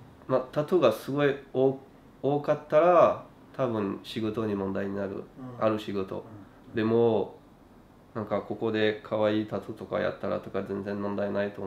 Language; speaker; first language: Japanese; non-native, learner; French